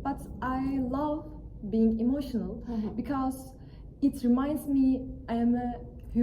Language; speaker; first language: English; non-native, fluent; Turkish